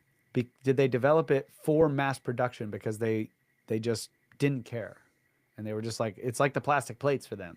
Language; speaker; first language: English; native; English